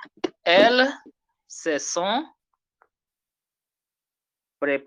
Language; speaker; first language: French; non-native, fluent; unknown